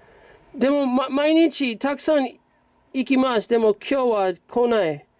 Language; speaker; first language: Japanese; non-native, learner; English